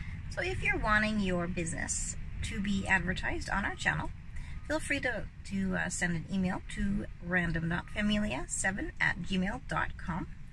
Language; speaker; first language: English; native; English